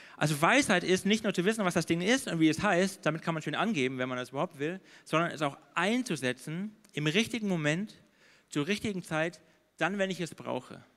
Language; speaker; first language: German; native; German